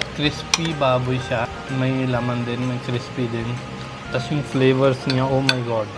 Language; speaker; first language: Filipino; non-native, learner; Hindi